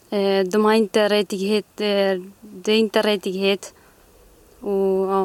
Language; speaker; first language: Swedish; non-native, learner; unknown